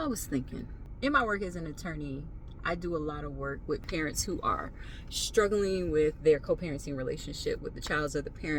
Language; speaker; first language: English; native; English